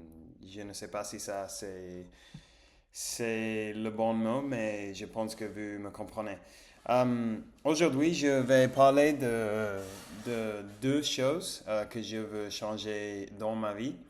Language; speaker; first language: French; non-native, learner; English